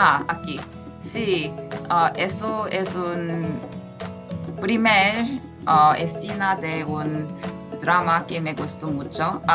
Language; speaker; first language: Spanish; non-native, fluent; Korean